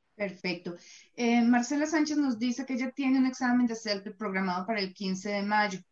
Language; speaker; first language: Spanish; native; Spanish